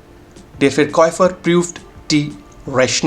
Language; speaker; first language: German; non-native, fluent; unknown